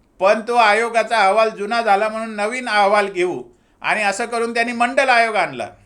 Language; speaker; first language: Marathi; native; Marathi